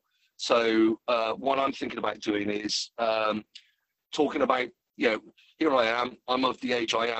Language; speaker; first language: English; native; English